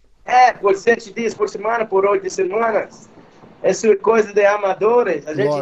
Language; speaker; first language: Portuguese; non-native, fluent; English